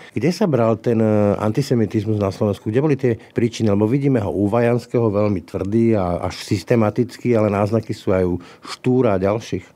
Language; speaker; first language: Slovak; native; Slovak